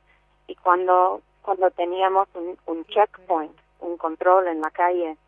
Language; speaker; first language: Spanish; non-native, fluent; English